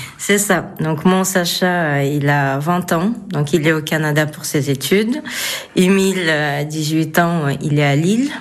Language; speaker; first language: French; non-native, fluent; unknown